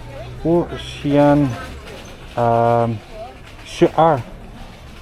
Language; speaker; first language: Chinese; non-native, learner; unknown